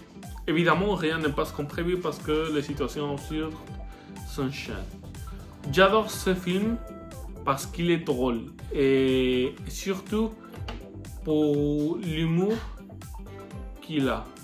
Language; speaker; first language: French; non-native, learner; Spanish